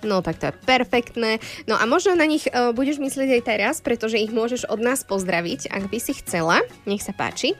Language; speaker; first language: Slovak; native; Slovak